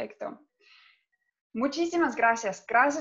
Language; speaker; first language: Spanish; non-native, fluent; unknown